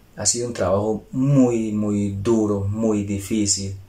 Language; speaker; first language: Spanish; native; Spanish